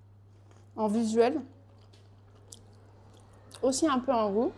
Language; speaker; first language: French; native; French